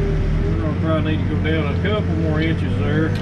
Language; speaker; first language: English; native; English